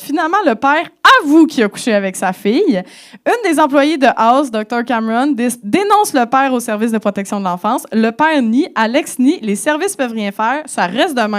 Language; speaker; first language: French; native; French